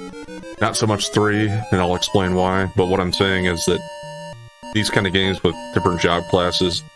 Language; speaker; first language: English; native; English